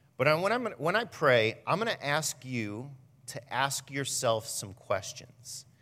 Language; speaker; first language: English; native; English